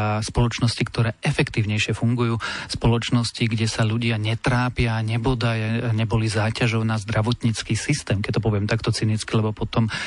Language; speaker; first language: Slovak; native; Slovak